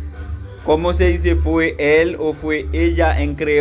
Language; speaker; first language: Spanish; non-native, fluent; Haitian Creole